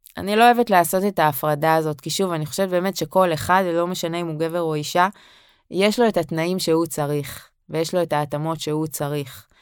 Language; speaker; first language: Hebrew; native; Hebrew